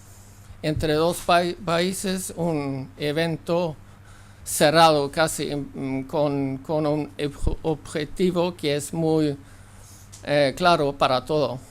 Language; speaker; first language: Spanish; non-native, fluent; Swedish